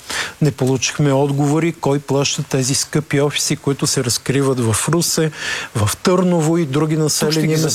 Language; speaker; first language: Bulgarian; native; Bulgarian